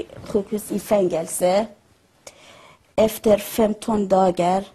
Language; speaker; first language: Swedish; non-native, learner; Persian